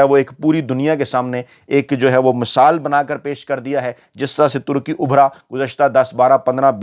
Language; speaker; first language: Urdu; native; Urdu